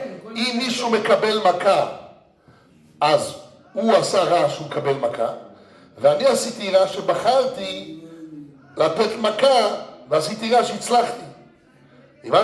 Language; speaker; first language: Hebrew; non-native, fluent; English